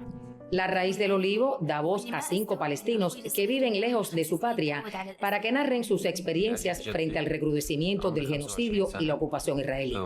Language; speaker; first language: Spanish; native; Spanish